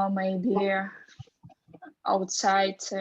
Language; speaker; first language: English; non-native, fluent; Russian